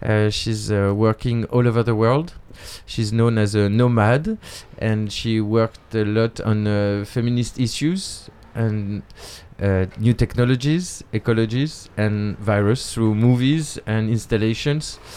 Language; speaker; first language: English; non-native, fluent; French